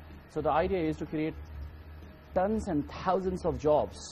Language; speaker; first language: English; non-native, local second language; Urdu